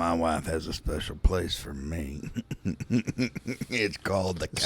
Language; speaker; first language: English; native; English